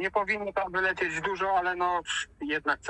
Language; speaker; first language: Polish; native; Polish